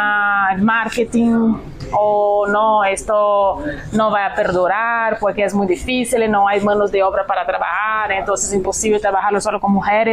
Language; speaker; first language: Spanish; non-native, fluent; Portuguese